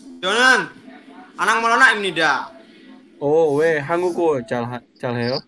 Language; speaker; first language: Korean; non-native, learner; Indonesian